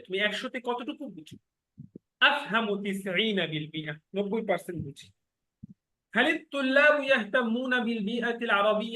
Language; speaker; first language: Arabic; non-native, fluent; Bangla